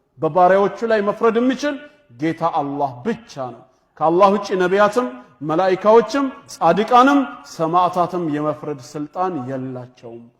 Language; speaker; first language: Amharic; non-native, local second language; Oromo